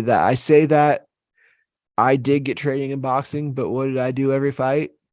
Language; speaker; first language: English; native; English